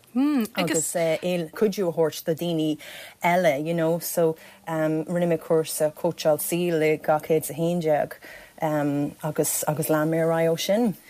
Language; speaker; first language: Irish; non-native, local second language; English